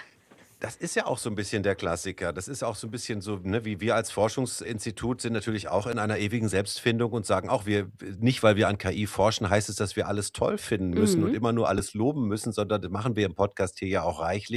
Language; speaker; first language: German; native; German